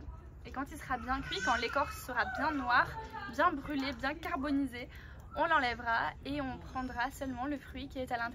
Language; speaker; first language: French; native; French